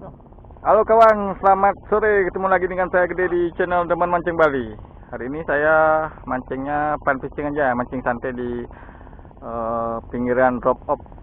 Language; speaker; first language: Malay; non-native, local second language; Balinese